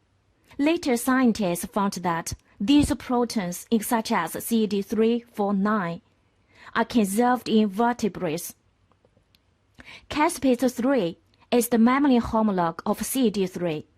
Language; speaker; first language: English; non-native, fluent; Chinese